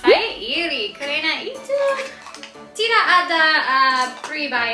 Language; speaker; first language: Indonesian; non-native, learner; English